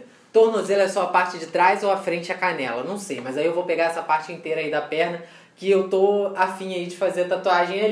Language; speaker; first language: Portuguese; native; Portuguese